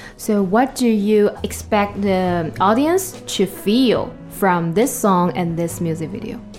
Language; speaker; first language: English; non-native, fluent; Chinese